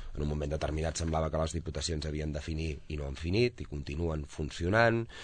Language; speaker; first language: Catalan; native; Catalan